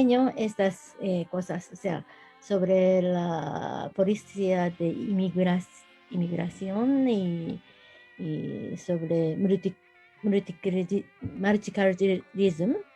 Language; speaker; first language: Spanish; non-native, learner; Japanese